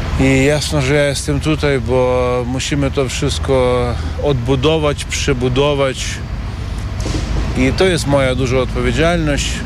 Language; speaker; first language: Polish; non-native, learner; Ukrainian